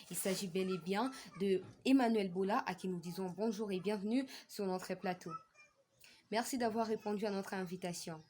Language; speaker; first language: French; non-native, local second language; Lingala